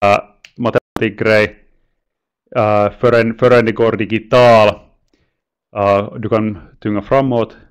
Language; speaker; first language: Swedish; non-native, local second language; Finnish